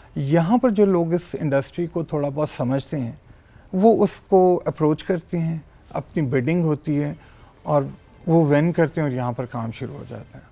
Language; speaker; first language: Urdu; native; Urdu